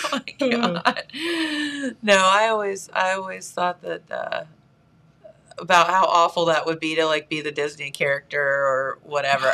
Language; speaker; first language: English; native; English